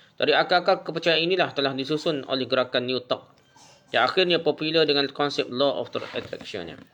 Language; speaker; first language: Malay; native; Malay